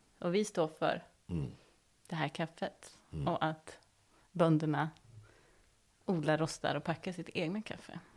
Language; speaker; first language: Swedish; native; Swedish